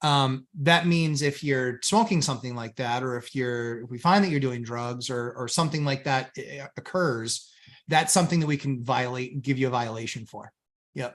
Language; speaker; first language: English; native; English